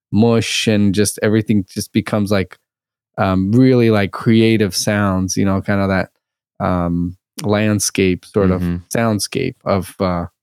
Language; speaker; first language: English; early bilingual, other home language; Russian